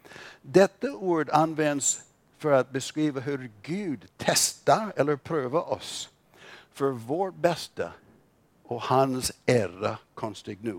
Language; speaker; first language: Swedish; non-native, fluent; English